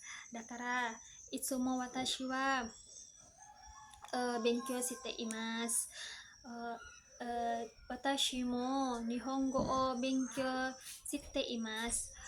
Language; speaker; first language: Japanese; non-native, learner; Indonesian